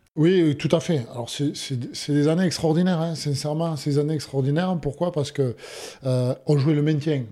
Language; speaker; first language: French; native; French